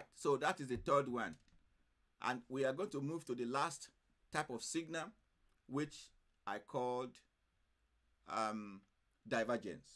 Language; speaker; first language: English; non-native, fluent; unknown